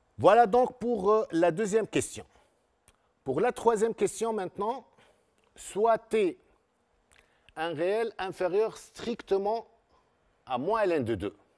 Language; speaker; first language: French; non-native, local second language; Arabic